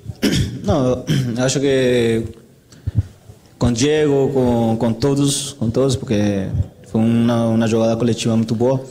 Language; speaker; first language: Portuguese; non-native, fluent; Spanish